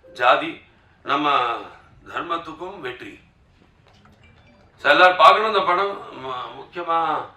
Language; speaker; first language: Tamil; non-native, local second language; Telugu